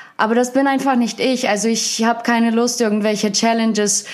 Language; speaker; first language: German; non-native, fluent; Ukrainian